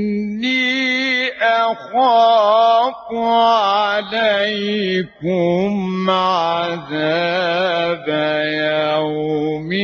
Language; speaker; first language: Arabic; native; Arabic